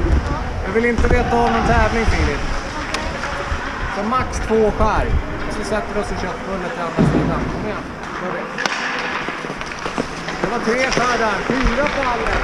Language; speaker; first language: Swedish; native; Swedish